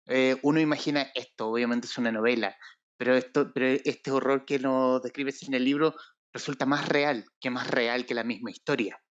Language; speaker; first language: Spanish; native; Spanish